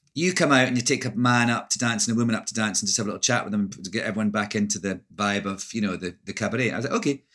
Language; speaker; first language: English; native; English